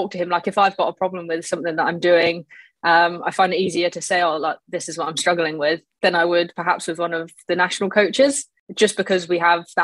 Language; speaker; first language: English; native; English